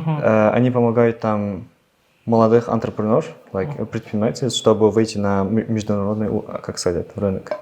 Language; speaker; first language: Russian; non-native, local second language; Uzbek